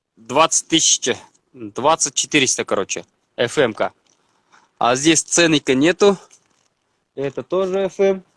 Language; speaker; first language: Russian; non-native, local second language; Kazakh